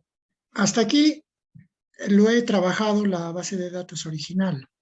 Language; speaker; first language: Spanish; native; Spanish